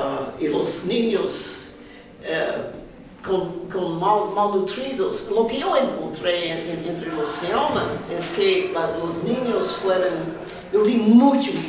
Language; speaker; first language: Spanish; non-native, fluent; Portuguese